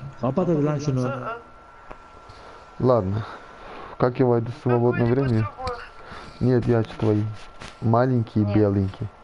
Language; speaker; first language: Russian; non-native, learner; Turkish